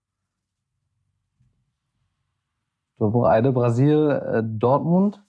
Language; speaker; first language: Macedonian; early bilingual, heritage; German